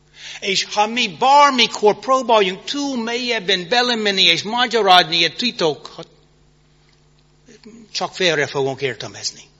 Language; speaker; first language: Hungarian; non-native, fluent; English